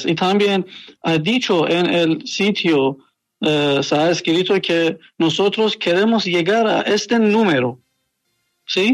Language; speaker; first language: Spanish; non-native, learner; Persian